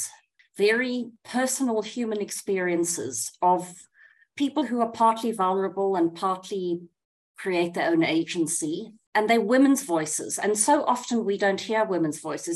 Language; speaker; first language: English; native; English